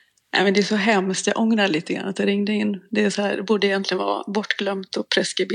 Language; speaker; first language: Swedish; native; Swedish